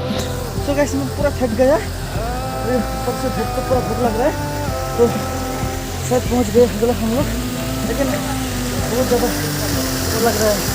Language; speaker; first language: Hindi; non-native, local second language; Nepali